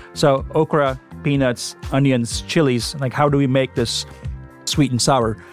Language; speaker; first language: English; non-native, local second language; Gujarati